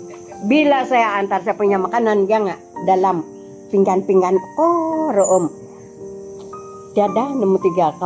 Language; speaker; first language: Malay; non-native, local second language; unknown